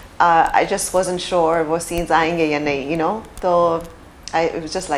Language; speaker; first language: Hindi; early bilingual, heritage; English